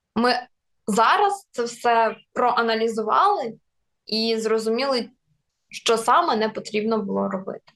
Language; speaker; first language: Ukrainian; non-native, local second language; Russian